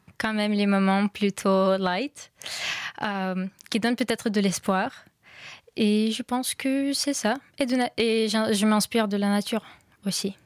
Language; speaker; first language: French; non-native, fluent; Ukrainian